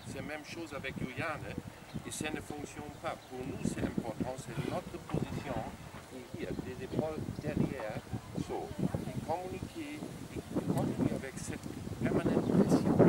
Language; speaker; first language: French; non-native, learner; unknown